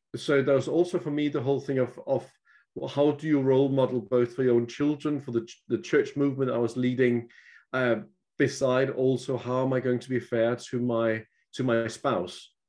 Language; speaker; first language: English; non-native, fluent; Danish